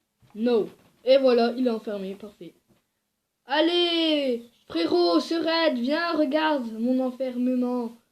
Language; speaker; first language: French; native; French